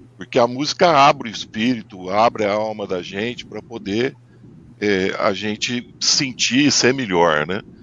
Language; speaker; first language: Portuguese; native; Portuguese